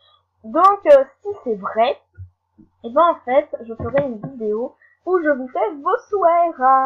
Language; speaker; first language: French; native; French